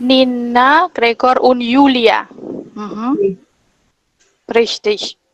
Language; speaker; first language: German; non-native, fluent; Indonesian